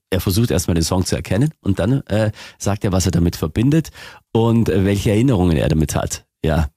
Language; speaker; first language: German; native; German